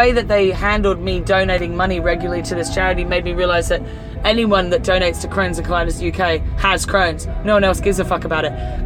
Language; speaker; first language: English; native; English